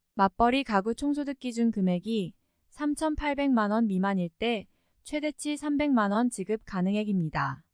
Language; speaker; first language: Korean; native; Korean